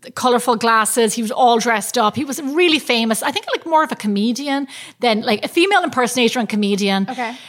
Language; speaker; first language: English; native; English